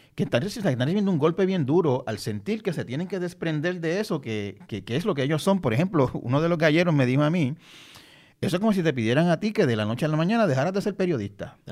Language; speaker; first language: Spanish; native; Spanish